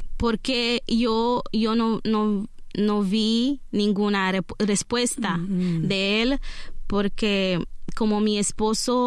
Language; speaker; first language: Spanish; non-native, learner; Romanian